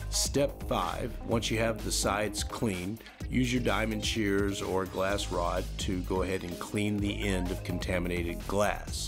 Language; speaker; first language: English; native; English